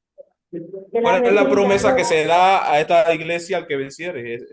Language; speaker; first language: Spanish; native; Spanish